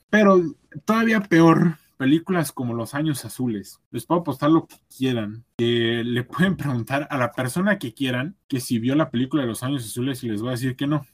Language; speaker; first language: Spanish; native; Spanish